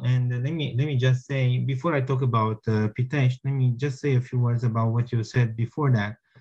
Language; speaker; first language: English; non-native, fluent; Romanian